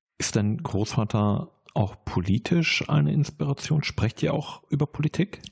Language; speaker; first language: German; native; German